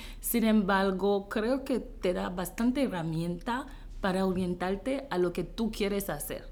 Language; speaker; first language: Spanish; non-native, fluent; Haitian Creole